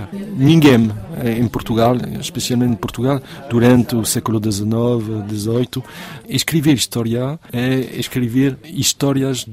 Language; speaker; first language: Portuguese; non-native, fluent; French